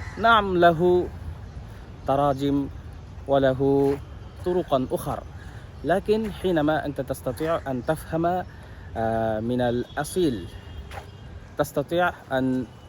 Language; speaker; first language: Arabic; non-native, fluent; Bangla